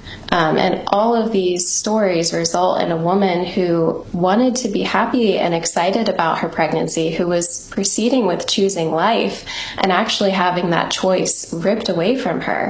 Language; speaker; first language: English; native; English